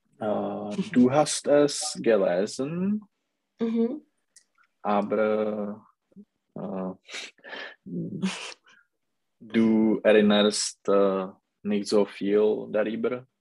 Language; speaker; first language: German; non-native, learner; Czech